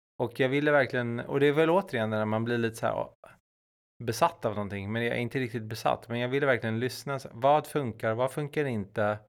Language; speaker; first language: Swedish; native; Swedish